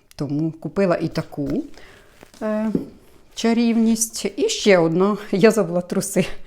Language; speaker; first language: Ukrainian; native; Ukrainian